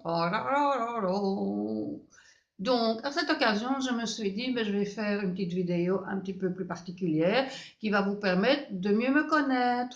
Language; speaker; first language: French; native; French